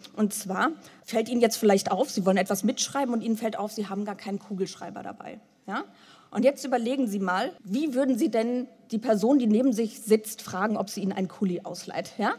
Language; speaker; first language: German; native; German